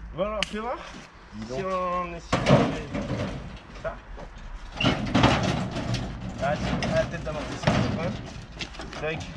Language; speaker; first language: French; native; French